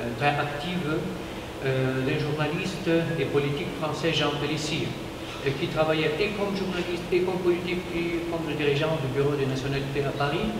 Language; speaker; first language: French; non-native, learner; Ukrainian